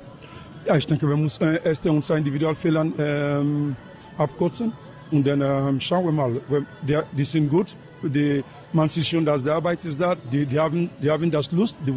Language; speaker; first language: German; non-native, learner; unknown